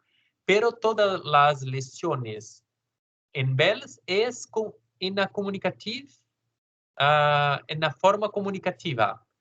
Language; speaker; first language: Spanish; non-native, learner; Portuguese